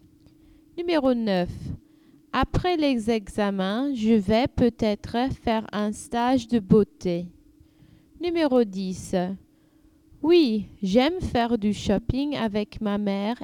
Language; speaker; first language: French; non-native, learner; English